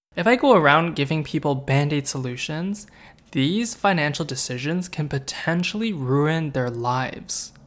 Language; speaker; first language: English; native; English